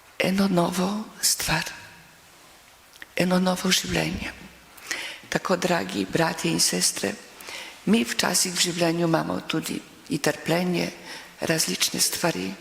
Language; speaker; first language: Slovenian; non-native, fluent; Polish